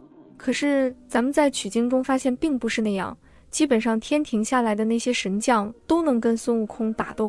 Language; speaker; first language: Chinese; native; Chinese